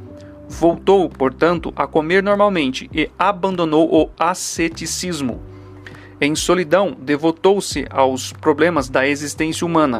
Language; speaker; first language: Portuguese; native; Portuguese